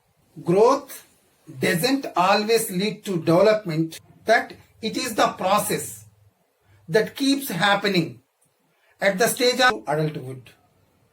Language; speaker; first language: English; non-native, local second language; Telugu